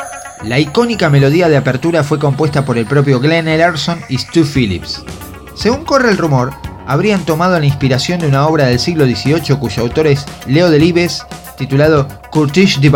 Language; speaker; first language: Spanish; native; Spanish